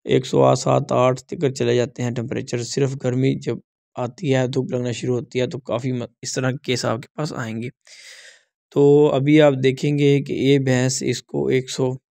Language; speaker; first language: Urdu; non-native, local second language; Punjabi